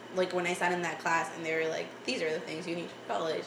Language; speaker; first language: English; early bilingual, other home language; Spanish